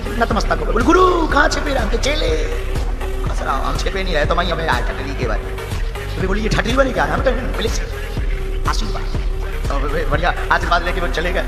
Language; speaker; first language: Hindi; native; Hindi